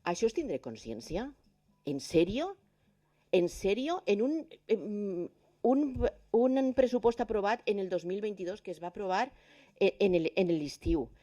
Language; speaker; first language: Catalan; non-native, local second language; Spanish